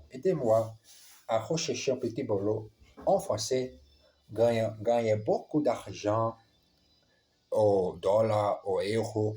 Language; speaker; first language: French; non-native, learner; Portuguese